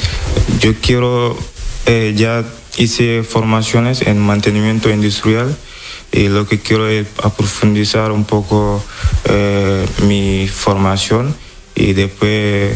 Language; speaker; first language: Spanish; non-native, learner; Wolof